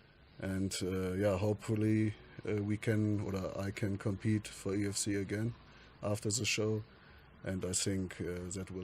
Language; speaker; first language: English; non-native, fluent; German